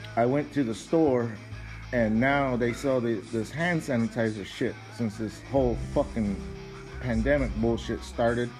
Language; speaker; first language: English; native; English